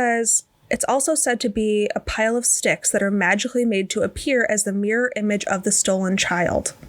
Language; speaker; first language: English; native; English